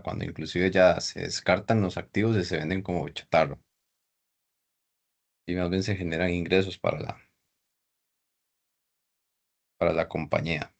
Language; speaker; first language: Spanish; native; Spanish